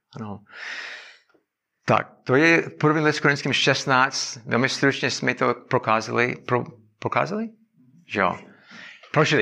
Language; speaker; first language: Czech; non-native, learner; English